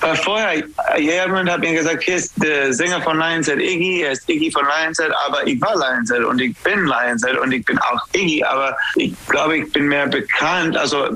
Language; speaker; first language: German; non-native, fluent; English